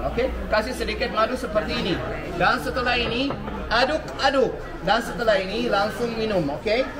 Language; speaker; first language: Indonesian; non-native, learner; Turkish